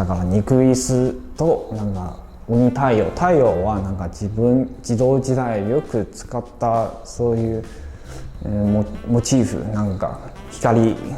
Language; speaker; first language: Japanese; non-native, fluent; Chinese